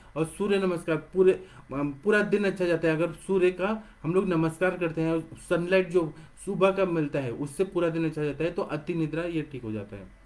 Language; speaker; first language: Hindi; non-native, local second language; Marathi